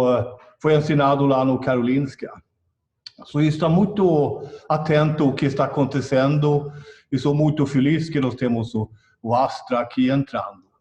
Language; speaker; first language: Portuguese; non-native, fluent; Swedish